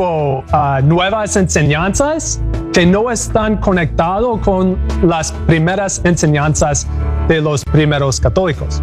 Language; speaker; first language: Spanish; non-native, learner; English